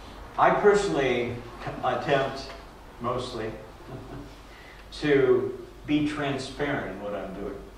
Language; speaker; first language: English; native; English